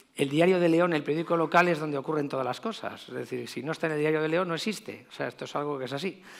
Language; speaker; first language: Spanish; native; Spanish